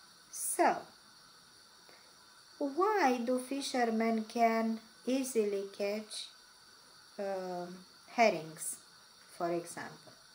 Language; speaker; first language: English; non-native, fluent; Romanian